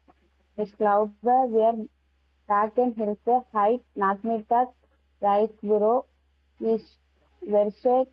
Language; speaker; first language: German; non-native, learner; Tamil